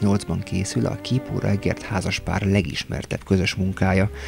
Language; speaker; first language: Hungarian; native; Hungarian